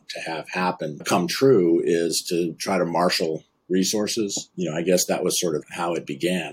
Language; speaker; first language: English; native; English